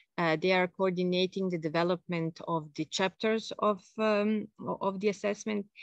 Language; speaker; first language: English; non-native, fluent; Bosnian